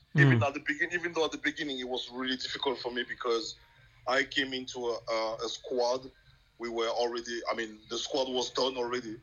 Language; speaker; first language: English; non-native, local second language; French